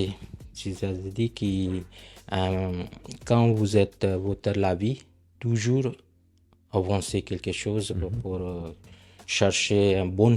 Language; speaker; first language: French; non-native, learner; Punjabi